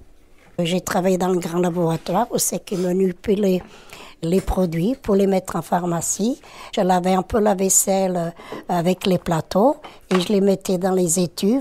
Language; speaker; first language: French; early bilingual, other home language; Portuguese